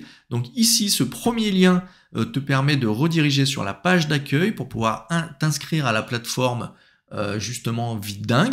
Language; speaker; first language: French; native; French